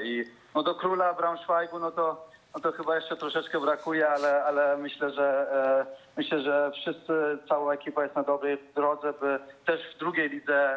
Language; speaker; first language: Polish; early bilingual, heritage; Polish